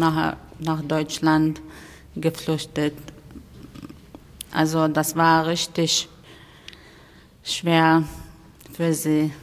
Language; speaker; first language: German; non-native, fluent; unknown